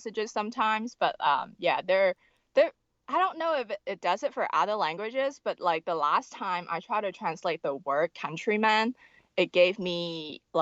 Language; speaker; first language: English; non-native, local second language; Cantonese